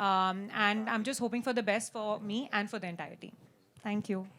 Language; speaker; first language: Telugu; non-native, learner; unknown